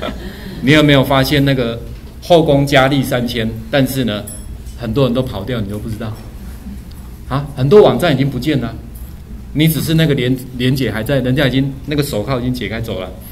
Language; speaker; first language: Chinese; native; Chinese